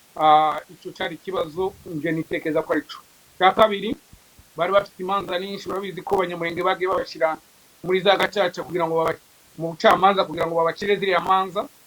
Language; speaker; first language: Kinyarwanda; native; Kinyarwanda